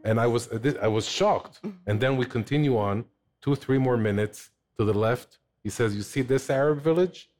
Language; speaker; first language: English; non-native, fluent; Hebrew